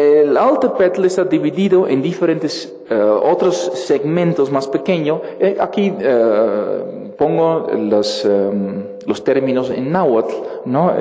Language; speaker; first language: Spanish; non-native, fluent; Dutch